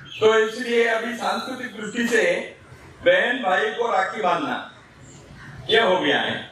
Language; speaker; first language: Hindi; non-native, local second language; Kannada